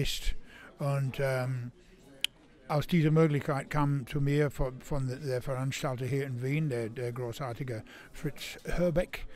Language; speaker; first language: German; non-native, fluent; English